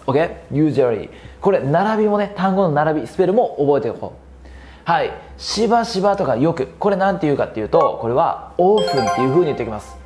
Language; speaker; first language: Japanese; native; Japanese